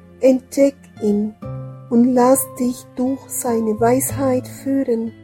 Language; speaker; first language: German; non-native, learner; Portuguese